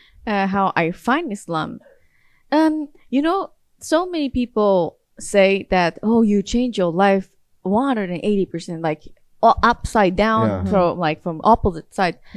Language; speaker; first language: English; non-native, fluent; Japanese